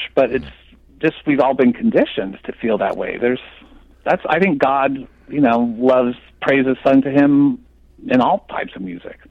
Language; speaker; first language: English; native; English